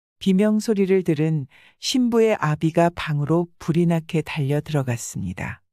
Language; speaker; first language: Korean; native; Korean